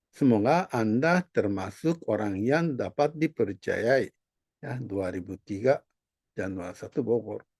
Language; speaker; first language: Indonesian; non-native, fluent; Japanese